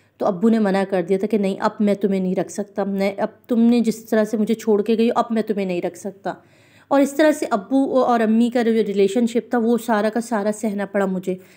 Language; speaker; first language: Urdu; non-native, local second language; Punjabi